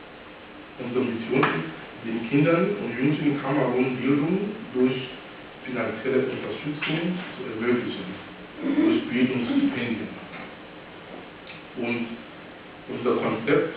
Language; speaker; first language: German; non-native, fluent; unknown